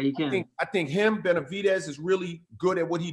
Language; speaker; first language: English; native; English